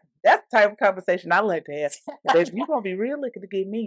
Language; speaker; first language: English; native; English